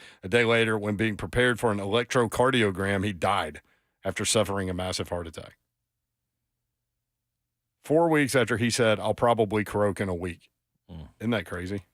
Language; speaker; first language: English; native; English